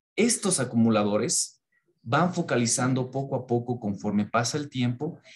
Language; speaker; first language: Spanish; native; Spanish